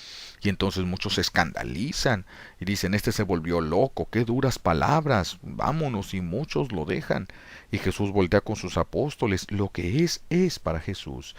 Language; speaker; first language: Spanish; native; Spanish